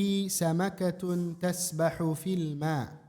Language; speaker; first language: Arabic; non-native, fluent; Indonesian